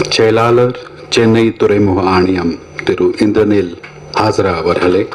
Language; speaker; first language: Tamil; non-native, fluent; Hindi